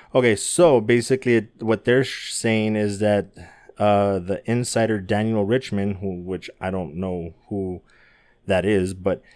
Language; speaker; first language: English; native; English